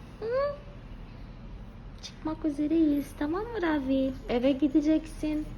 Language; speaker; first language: Turkish; non-native, fluent; Portuguese